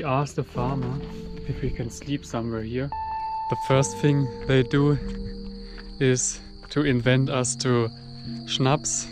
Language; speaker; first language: English; non-native, fluent; German